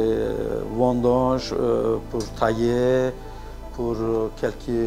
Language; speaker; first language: French; non-native, fluent; Turkish